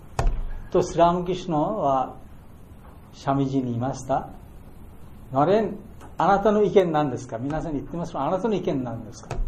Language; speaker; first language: Japanese; non-native, fluent; Bangla